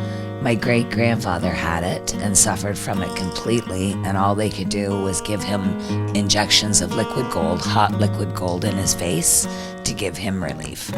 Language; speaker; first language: English; native; English